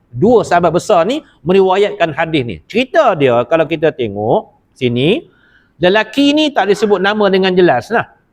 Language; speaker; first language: Malay; native; Malay